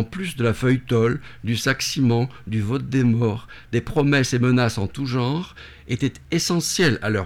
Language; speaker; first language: French; native; French